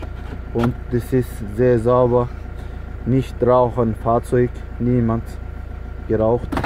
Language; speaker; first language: German; non-native, learner; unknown